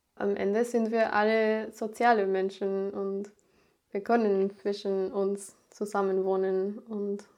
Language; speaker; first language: German; non-native, fluent; Spanish